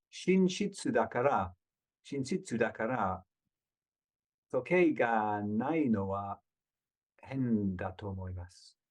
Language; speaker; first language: Japanese; non-native, learner; English